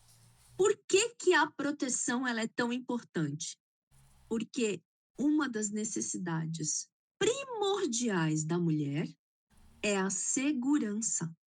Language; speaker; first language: Portuguese; native; Portuguese